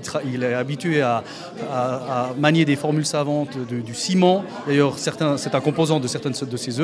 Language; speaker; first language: French; native; French